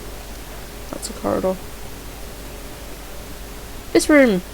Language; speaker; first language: English; native; English